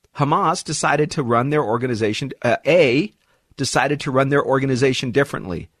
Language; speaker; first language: English; early bilingual, other home language; Arabic